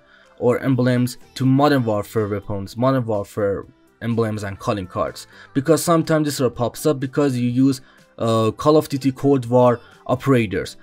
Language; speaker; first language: English; non-native, learner; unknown